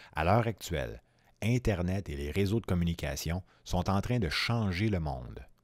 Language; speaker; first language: French; native; French